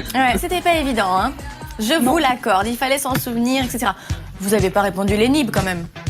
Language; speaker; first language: French; native; French